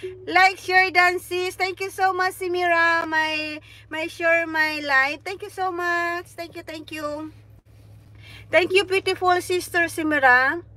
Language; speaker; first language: English; non-native, local second language; Cebuano